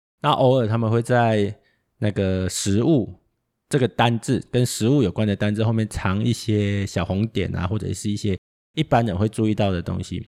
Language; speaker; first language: Chinese; native; Chinese